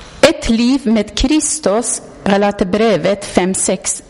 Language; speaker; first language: Swedish; non-native, learner; Persian